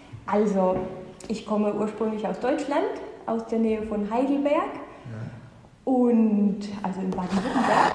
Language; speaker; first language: German; native; German